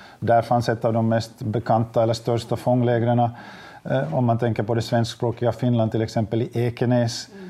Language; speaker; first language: Swedish; native; Swedish